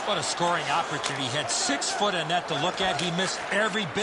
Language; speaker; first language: English; native; English